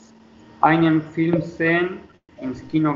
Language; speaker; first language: German; non-native, learner; Spanish